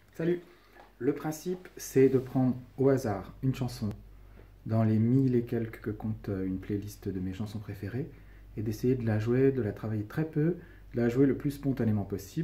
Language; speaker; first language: French; native; French